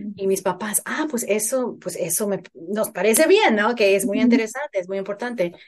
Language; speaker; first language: Spanish; early bilingual, heritage; Spanish